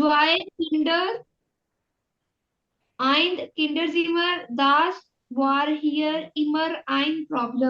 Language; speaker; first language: German; non-native, learner; Urdu